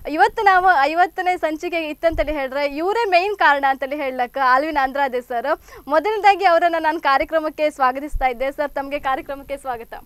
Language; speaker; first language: Kannada; native; Kannada